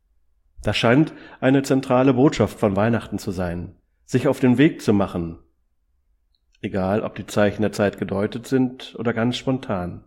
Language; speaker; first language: German; native; German